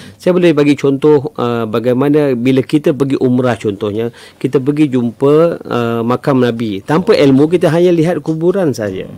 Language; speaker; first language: Malay; native; Malay